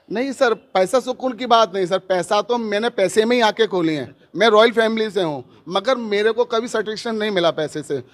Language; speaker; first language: Hindi; native; Hindi